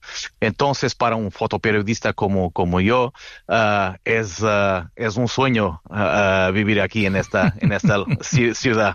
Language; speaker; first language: Spanish; non-native, fluent; Portuguese